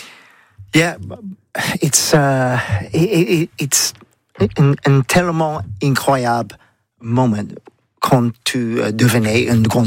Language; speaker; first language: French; non-native, learner; English